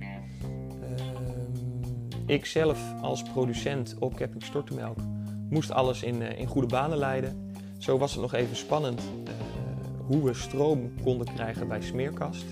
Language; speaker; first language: Dutch; native; Dutch